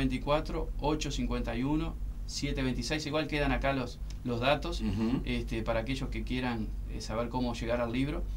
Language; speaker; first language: Spanish; native; Spanish